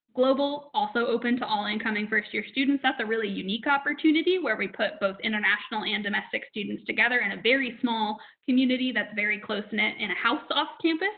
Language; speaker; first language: English; native; English